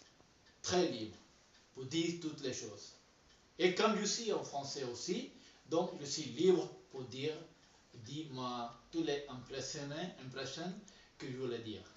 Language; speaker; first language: French; non-native, learner; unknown